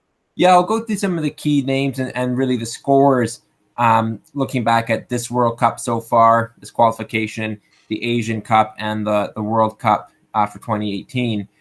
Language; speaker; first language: English; native; English